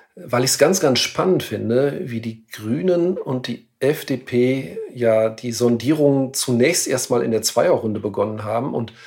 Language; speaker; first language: German; native; German